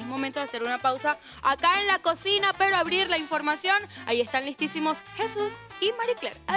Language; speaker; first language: Spanish; native; Spanish